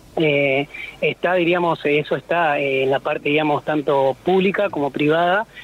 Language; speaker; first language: Spanish; native; Spanish